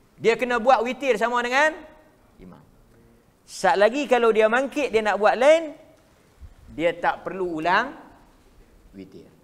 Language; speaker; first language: Malay; native; Malay